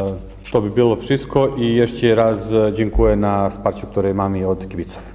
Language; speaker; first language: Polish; non-native, learner; Serbian